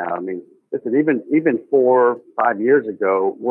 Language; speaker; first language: English; native; English